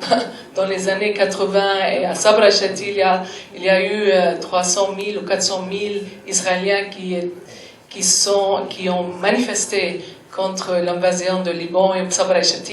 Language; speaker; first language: French; non-native, fluent; Arabic